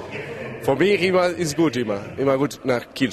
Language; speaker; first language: German; non-native, learner; Spanish